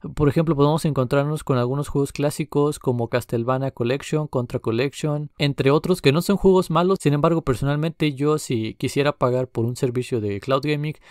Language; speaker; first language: Spanish; native; Spanish